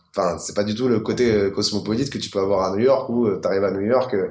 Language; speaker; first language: French; native; French